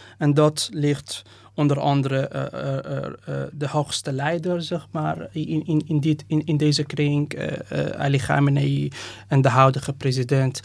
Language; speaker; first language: Dutch; non-native, fluent; Persian